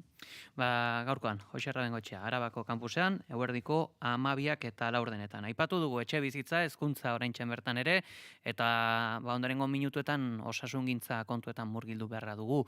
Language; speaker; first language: Basque; native; Basque